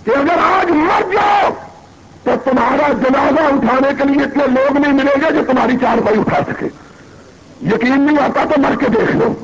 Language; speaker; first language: Urdu; non-native, local second language; Punjabi